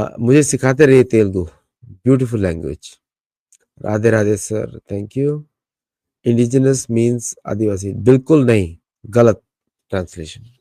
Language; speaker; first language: Hindi; native; Hindi